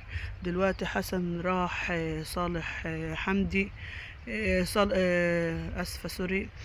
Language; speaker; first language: Arabic; native; Arabic